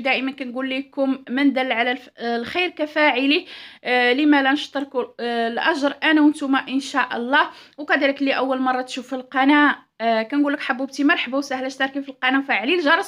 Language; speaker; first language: Arabic; native; Arabic